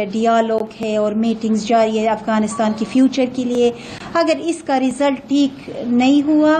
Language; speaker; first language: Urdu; non-native, fluent; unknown